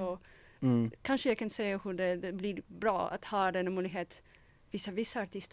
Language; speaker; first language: Swedish; non-native, fluent; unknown